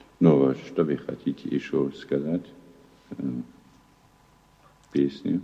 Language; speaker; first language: Russian; non-native, learner; German